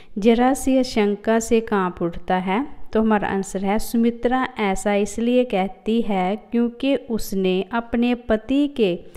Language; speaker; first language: Hindi; non-native, local second language; Punjabi